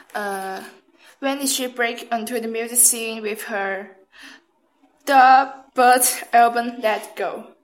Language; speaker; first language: English; non-native, fluent; Chinese